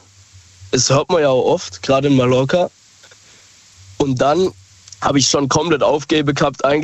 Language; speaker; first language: German; native; German